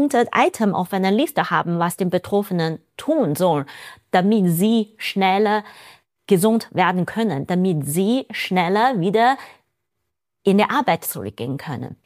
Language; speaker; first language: German; non-native, fluent; Chinese